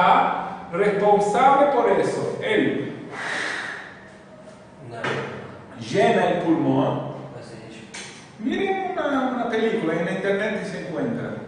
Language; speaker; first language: Spanish; non-native, fluent; Portuguese